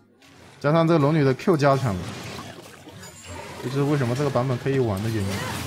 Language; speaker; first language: Chinese; native; Chinese